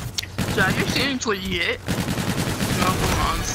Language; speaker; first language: English; native; English